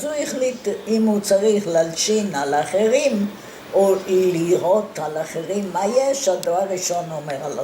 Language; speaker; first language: Hebrew; non-native, fluent; Italian